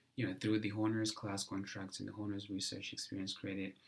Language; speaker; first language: English; non-native, local second language; Kinyarwanda